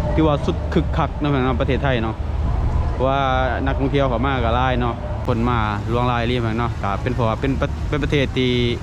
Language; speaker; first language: Thai; native; Thai